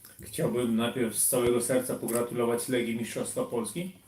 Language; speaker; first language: Polish; early bilingual, heritage; Polish